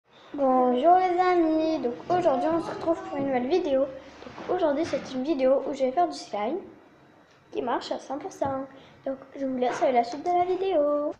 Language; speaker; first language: French; native; French